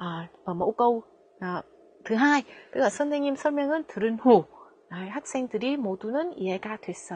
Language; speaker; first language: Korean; non-native, fluent; Vietnamese